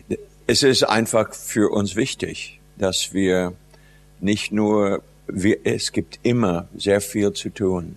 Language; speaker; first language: German; non-native, fluent; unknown